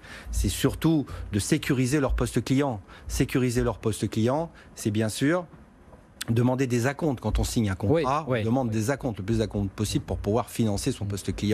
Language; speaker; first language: French; native; French